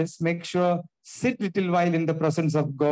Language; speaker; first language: English; non-native, local second language; Malayalam